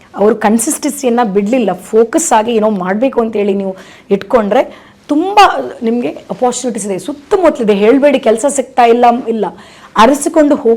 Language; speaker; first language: Kannada; non-native, local second language; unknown